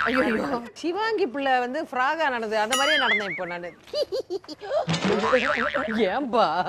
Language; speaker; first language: Tamil; native; Tamil